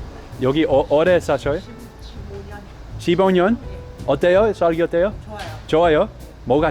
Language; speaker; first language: Korean; non-native, learner; Dutch